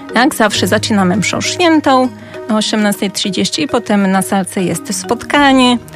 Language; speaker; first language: Polish; non-native, fluent; Hungarian